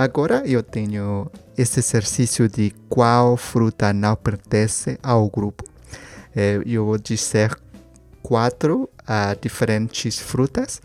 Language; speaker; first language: Portuguese; non-native, learner; Spanish